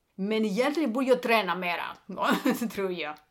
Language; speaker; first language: Swedish; non-native, fluent; Greek